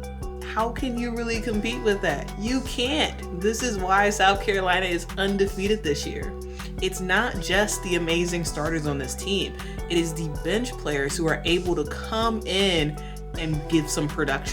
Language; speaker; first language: English; native; English